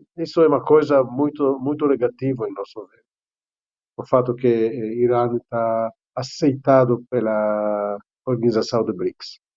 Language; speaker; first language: Portuguese; non-native, fluent; Hebrew